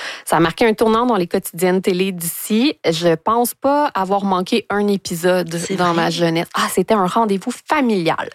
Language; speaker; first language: French; native; French